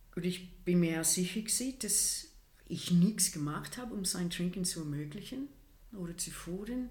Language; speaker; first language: German; non-native, fluent; English